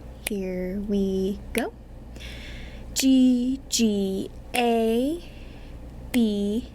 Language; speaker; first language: English; native; English